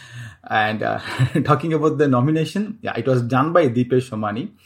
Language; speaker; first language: English; non-native, local second language; Tamil